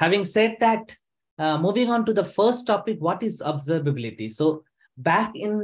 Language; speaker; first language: English; non-native, local second language; Bangla